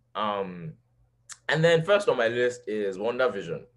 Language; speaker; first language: English; non-native, local second language; Yoruba